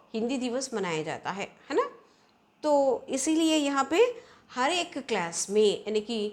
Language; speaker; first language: Hindi; non-native, local second language; Telugu